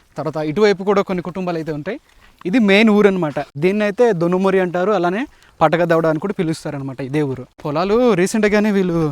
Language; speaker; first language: Telugu; non-native, local second language; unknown